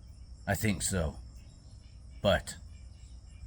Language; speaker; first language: English; native; English